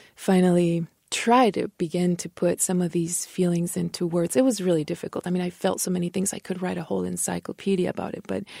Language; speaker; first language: English; non-native, fluent; Spanish